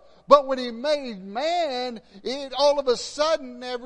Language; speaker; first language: English; native; English